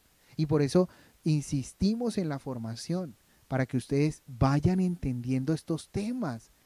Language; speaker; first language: Spanish; native; Spanish